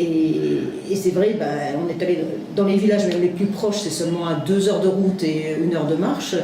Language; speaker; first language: French; native; French